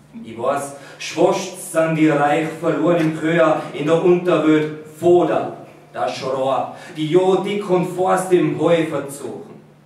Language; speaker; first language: German; native; German